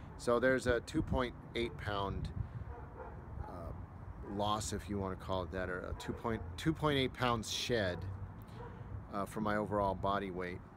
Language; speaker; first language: English; native; English